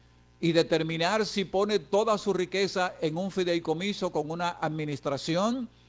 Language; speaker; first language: Spanish; native; Spanish